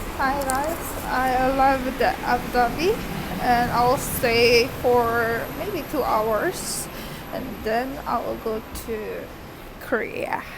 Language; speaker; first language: English; non-native, learner; Korean